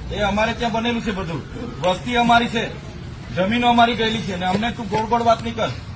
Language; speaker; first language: Gujarati; non-native, local second language; Vasavi